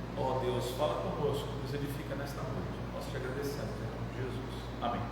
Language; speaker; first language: Portuguese; native; Portuguese